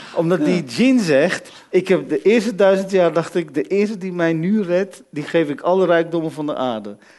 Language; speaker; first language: Dutch; early bilingual, other home language; Arabic